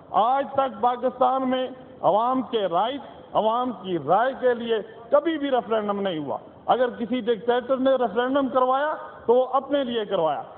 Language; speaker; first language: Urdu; non-native, local second language; Northern Hindko